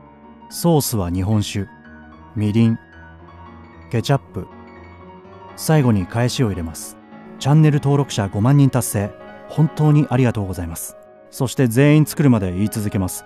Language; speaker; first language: Japanese; native; Japanese